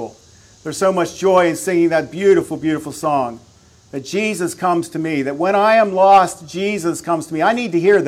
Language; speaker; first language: English; native; English